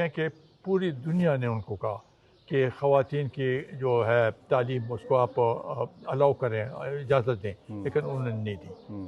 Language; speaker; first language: Urdu; non-native, local second language; Pashto